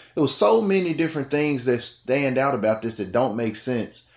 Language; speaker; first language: English; native; English